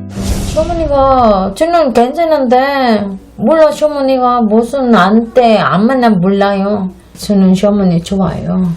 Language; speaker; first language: Korean; non-native, learner; Filipino